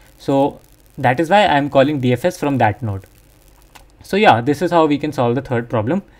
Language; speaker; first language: English; non-native, local second language; Hindi